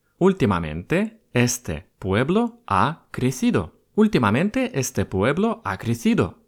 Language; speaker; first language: Spanish; non-native, fluent; Russian